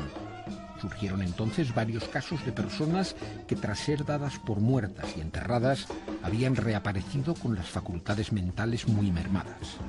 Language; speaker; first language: Spanish; native; Spanish